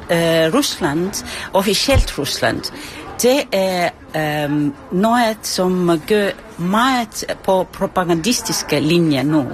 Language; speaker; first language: Danish; non-native, fluent; Estonian